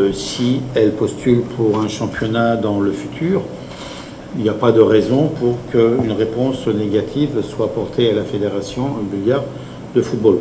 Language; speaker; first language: French; native; French